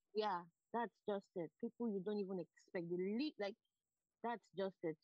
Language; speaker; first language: English; non-native, local second language; Igbo